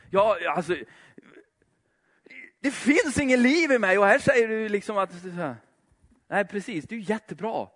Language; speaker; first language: Swedish; native; Swedish